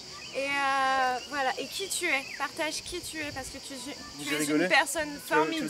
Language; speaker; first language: French; native; French